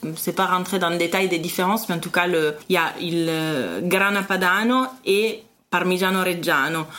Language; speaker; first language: French; non-native, fluent; Italian